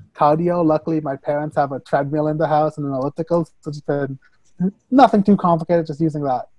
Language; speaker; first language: English; native; English